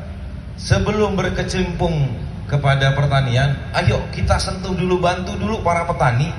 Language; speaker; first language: Indonesian; native; Indonesian